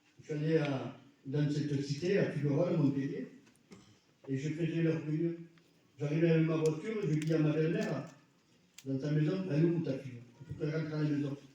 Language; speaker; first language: French; early bilingual, other home language; Arabic